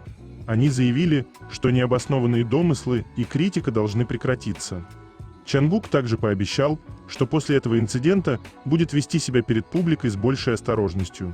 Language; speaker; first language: Russian; native; Russian